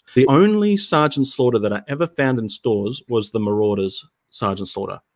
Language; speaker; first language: English; native; English